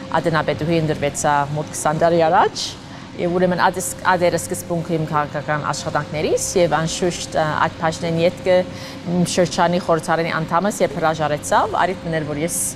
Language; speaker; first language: Armenian; early bilingual, heritage; Armenian